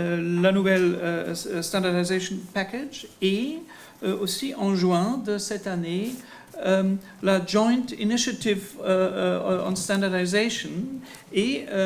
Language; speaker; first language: French; non-native, fluent; German